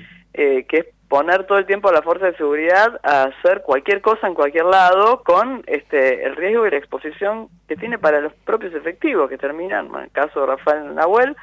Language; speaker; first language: Spanish; native; Spanish